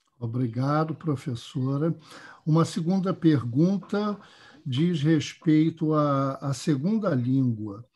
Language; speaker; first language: Portuguese; native; Portuguese